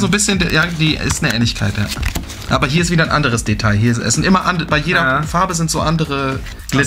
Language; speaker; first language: German; native; German